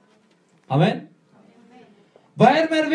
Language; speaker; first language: Swedish; non-native, learner; Spanish